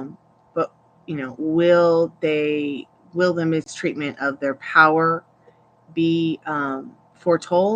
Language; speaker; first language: English; native; English